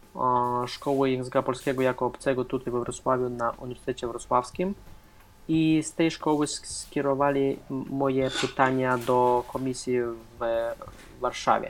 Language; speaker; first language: Polish; non-native, fluent; Russian